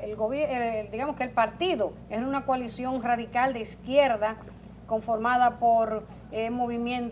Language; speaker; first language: Spanish; native; Spanish